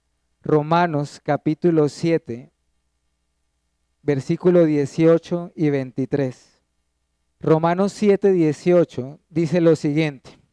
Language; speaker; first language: Spanish; native; Spanish